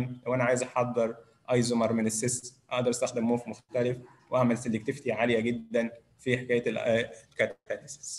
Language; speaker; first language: Arabic; native; Arabic